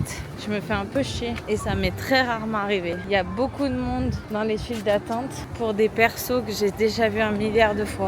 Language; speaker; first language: French; native; French